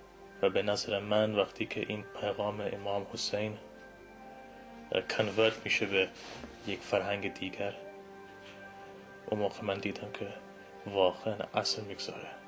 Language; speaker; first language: Persian; non-native, fluent; English